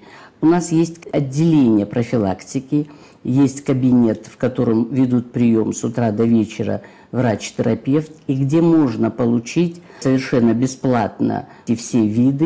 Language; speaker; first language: Russian; native; Russian